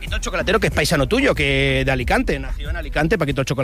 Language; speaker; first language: Spanish; native; Spanish